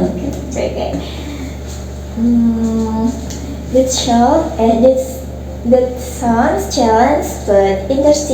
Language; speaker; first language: English; non-native, learner; Indonesian